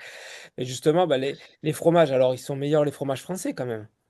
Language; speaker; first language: French; native; French